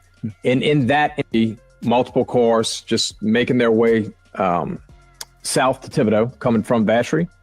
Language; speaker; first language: English; native; English